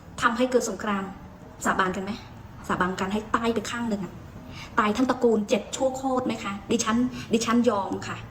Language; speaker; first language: Thai; non-native, fluent; Khmer